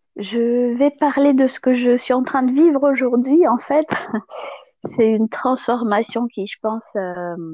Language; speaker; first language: French; non-native, local second language; Malagasy